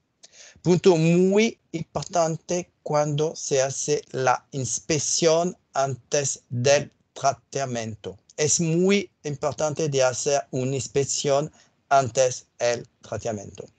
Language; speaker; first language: Spanish; non-native, learner; French